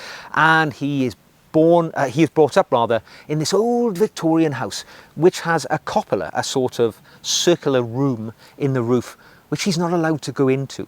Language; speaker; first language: English; native; English